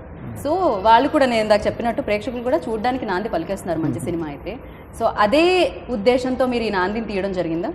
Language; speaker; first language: Telugu; native; Telugu